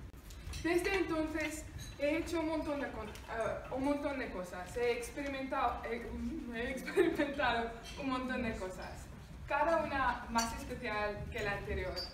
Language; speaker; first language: Spanish; non-native, learner; Afrikaans